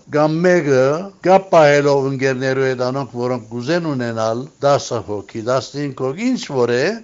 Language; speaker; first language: Armenian; native; Armenian